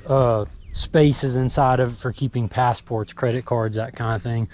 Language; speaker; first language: English; native; English